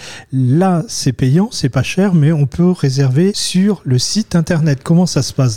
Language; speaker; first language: French; native; French